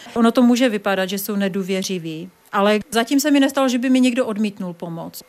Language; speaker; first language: Czech; native; Czech